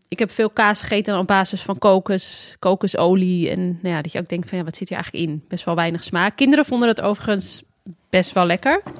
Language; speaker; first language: Dutch; native; Dutch